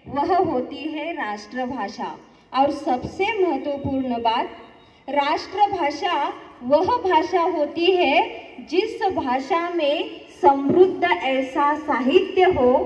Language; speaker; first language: Hindi; non-native, local second language; Marathi